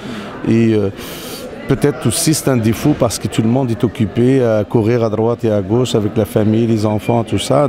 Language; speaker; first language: French; non-native, local second language; Arabic